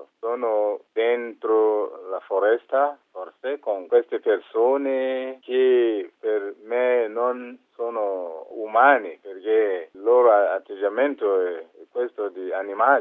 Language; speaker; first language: Italian; non-native, fluent; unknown